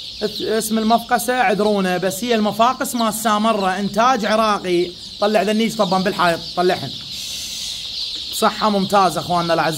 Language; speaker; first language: Arabic; native; Arabic